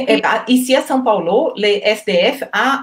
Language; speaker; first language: French; non-native, learner; Portuguese